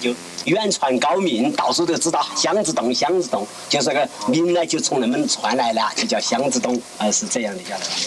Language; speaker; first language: Chinese; native; Chinese